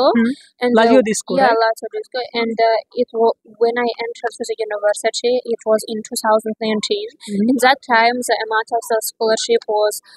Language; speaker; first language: English; non-native, learner; Kazakh